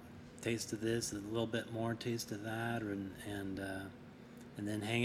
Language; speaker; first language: English; native; English